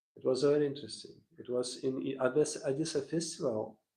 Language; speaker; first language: English; non-native, learner; Russian